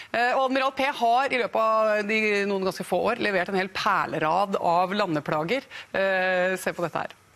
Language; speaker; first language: Norwegian; native; Norwegian